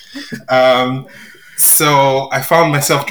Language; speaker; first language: English; non-native, local second language; Yoruba